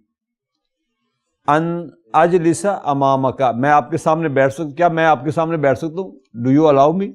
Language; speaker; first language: Urdu; native; Urdu